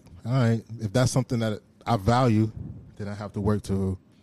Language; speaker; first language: English; native; English